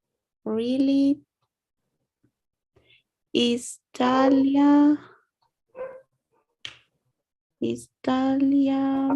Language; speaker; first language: English; non-native, learner; Spanish